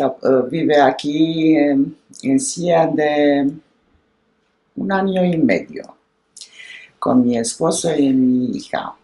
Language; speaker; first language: Spanish; non-native, learner; Romanian